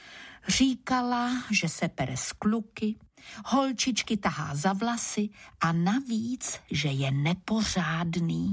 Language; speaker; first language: Czech; native; Czech